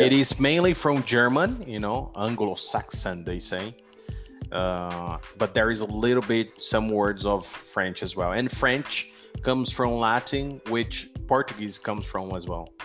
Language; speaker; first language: English; non-native, fluent; Portuguese